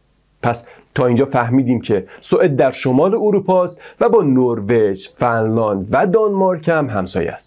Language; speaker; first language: Persian; native; Persian